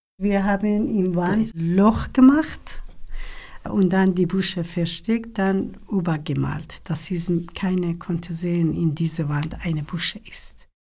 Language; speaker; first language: German; non-native, learner; Kurdish